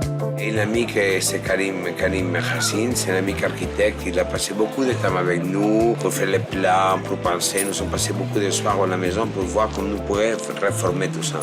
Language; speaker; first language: French; non-native, fluent; Spanish